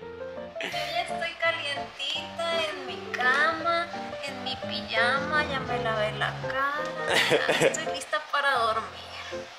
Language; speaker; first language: Spanish; native; Spanish